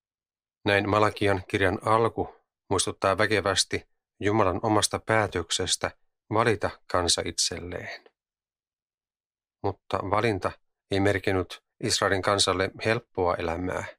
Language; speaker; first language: Finnish; native; Finnish